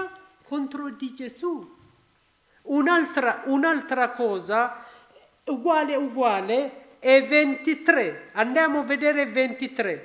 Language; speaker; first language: Italian; non-native, learner; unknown